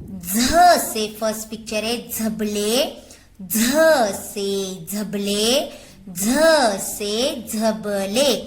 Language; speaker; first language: Hindi; non-native, local second language; Marathi